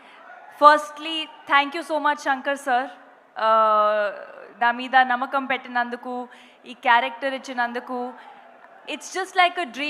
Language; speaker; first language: Telugu; non-native, fluent; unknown